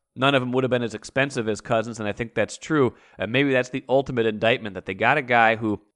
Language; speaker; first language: English; native; English